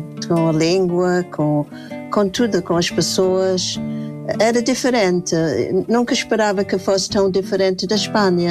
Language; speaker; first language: Portuguese; non-native, fluent; English